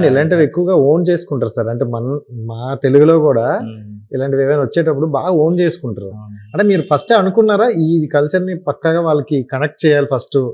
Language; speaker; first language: Telugu; native; Telugu